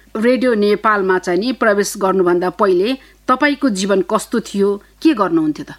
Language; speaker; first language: Nepali; native; Nepali